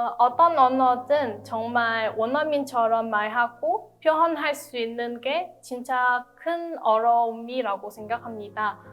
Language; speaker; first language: Korean; non-native, fluent; Vietnamese